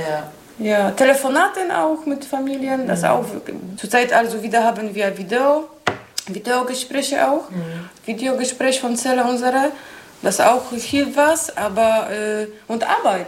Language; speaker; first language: German; non-native, learner; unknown